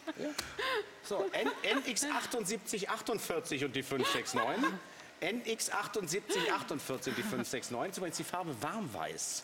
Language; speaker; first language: German; native; German